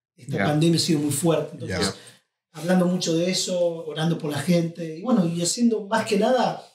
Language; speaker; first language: Spanish; native; Spanish